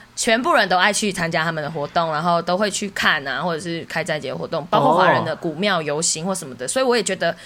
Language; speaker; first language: Chinese; native; Chinese